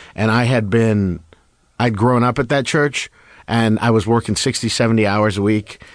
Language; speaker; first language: English; native; English